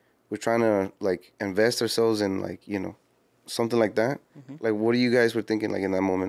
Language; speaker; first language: English; early bilingual, other home language; Spanish